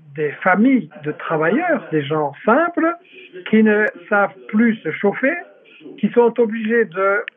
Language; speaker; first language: French; native; French